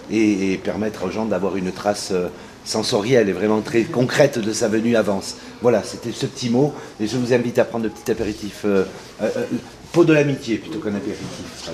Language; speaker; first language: French; native; French